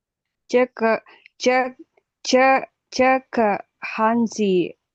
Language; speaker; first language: Chinese; non-native, learner; Indonesian